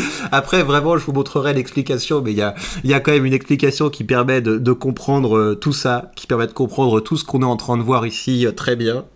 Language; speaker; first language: French; native; French